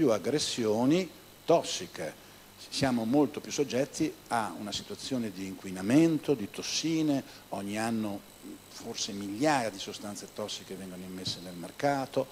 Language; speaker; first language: Italian; native; Italian